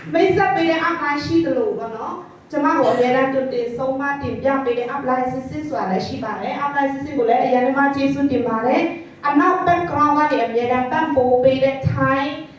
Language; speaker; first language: Burmese; non-native, local second language; Shan